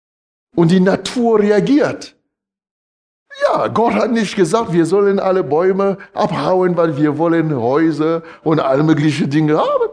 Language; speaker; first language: German; non-native, fluent; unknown